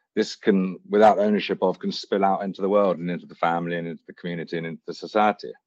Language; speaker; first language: English; native; English